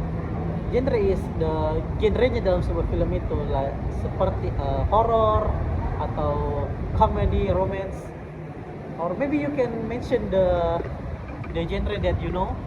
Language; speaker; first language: English; non-native, learner; Indonesian